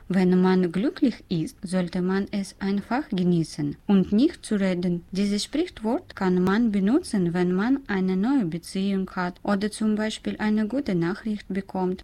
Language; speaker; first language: German; non-native, learner; Russian